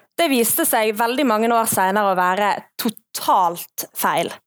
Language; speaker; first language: Norwegian; native; Norwegian